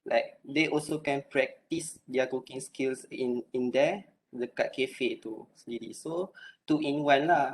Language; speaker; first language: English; non-native, local second language; Malay